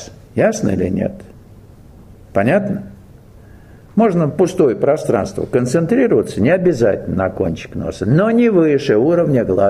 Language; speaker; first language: Russian; native; Russian